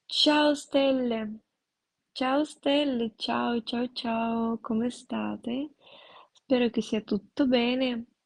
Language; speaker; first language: Italian; non-native, fluent; Russian